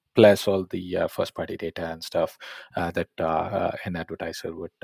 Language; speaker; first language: English; non-native, local second language; Tamil